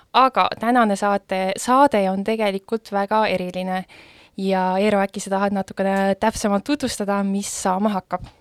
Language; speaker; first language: Estonian; native; Estonian